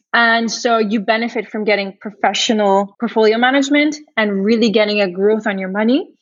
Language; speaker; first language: English; early bilingual, other home language; Portuguese